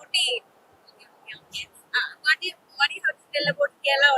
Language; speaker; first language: English; non-native, local second language; Malayalam